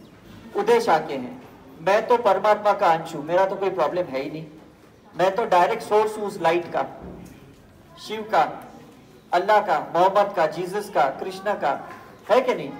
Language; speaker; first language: Hindi; native; Hindi